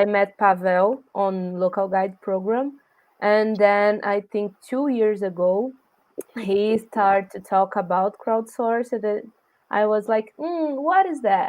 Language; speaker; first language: English; non-native, learner; Portuguese